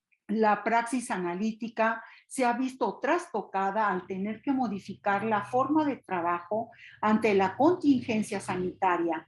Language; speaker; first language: Spanish; native; Spanish